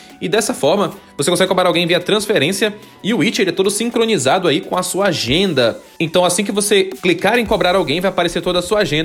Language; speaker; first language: Portuguese; native; Portuguese